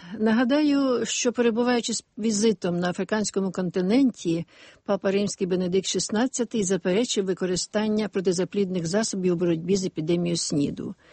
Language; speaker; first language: Ukrainian; native; Ukrainian